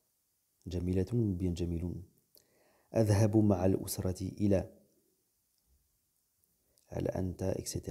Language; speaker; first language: Arabic; non-native, fluent; French